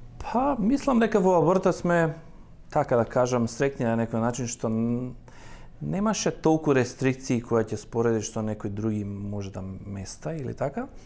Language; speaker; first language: Macedonian; native; Macedonian